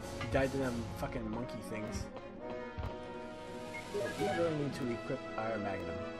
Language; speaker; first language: English; native; English